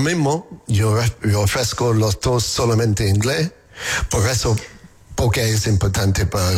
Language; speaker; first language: Spanish; non-native, learner; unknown